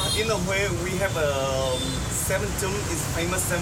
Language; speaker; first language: English; non-native, learner; Vietnamese